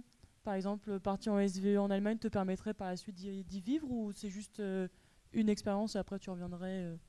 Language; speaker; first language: French; native; French